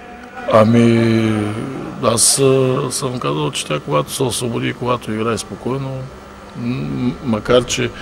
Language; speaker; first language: Bulgarian; native; Bulgarian